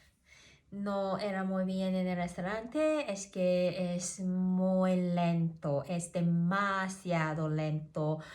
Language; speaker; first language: Spanish; non-native, learner; Cantonese